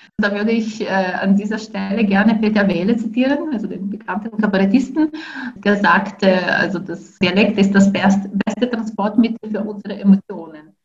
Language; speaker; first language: German; non-native, fluent; Ukrainian